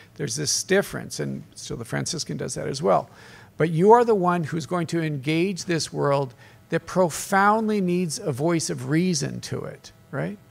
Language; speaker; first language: English; native; English